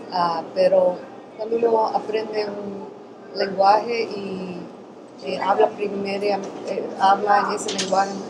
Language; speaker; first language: Spanish; early bilingual, other home language; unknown